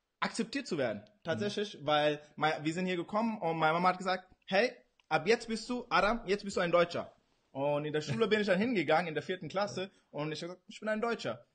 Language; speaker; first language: German; early bilingual, other home language; Urdu